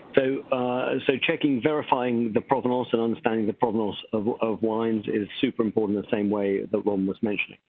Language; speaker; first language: English; native; English